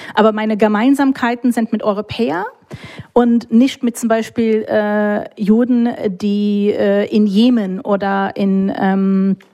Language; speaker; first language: German; non-native, fluent; English